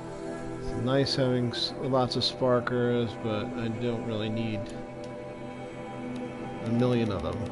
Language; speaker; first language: English; native; English